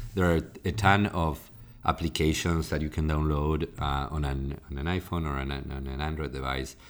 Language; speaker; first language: English; non-native, fluent; Spanish